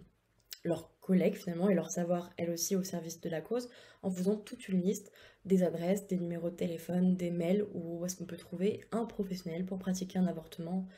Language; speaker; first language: French; native; French